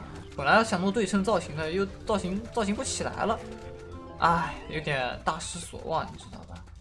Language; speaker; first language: Chinese; native; Chinese